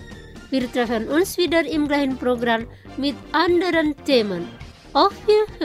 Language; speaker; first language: German; non-native, fluent; Indonesian